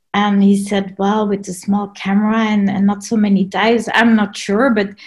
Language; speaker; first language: English; non-native, fluent; Dutch